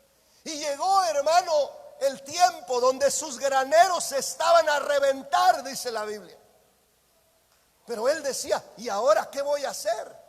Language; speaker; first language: Spanish; native; Spanish